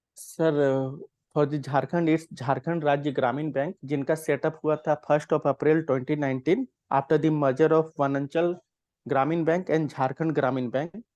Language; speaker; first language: Hindi; native; Hindi